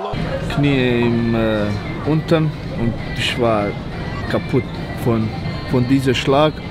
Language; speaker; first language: German; non-native, learner; Croatian